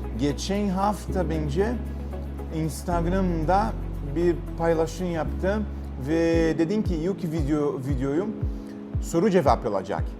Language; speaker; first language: Turkish; non-native, learner; Portuguese